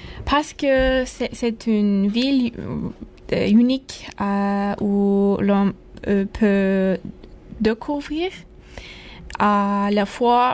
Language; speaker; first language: French; non-native, learner; Turkish